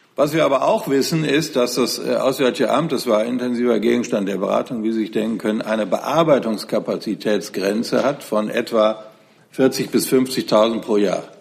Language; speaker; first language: German; native; German